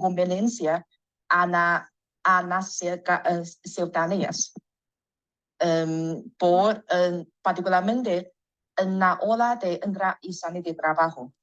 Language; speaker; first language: Spanish; non-native, learner; Chinese